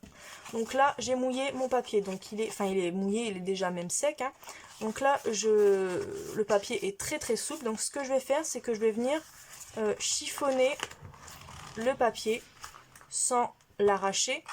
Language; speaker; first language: French; native; French